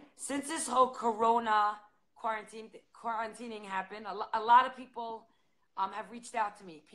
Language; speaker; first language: English; native; English